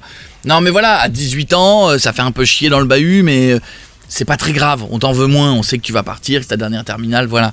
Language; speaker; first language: French; native; French